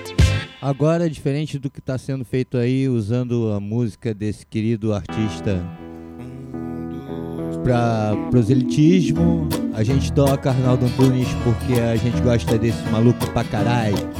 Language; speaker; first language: Portuguese; native; Portuguese